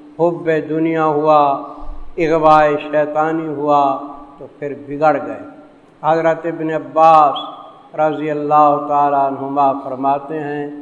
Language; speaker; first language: Urdu; non-native, local second language; Saraiki